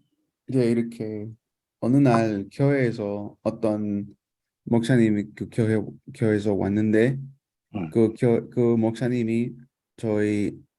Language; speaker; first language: Korean; non-native, fluent; Spanish